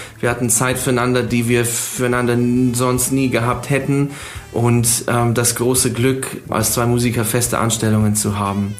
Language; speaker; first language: German; non-native, fluent; English